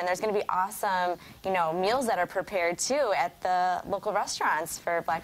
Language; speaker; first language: English; native; English